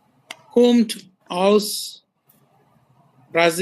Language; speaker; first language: German; non-native, learner; Bangla